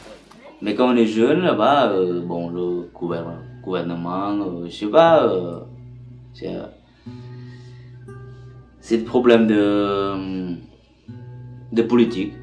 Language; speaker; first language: French; non-native, learner; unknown